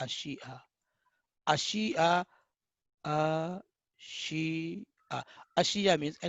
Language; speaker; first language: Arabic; non-native, fluent; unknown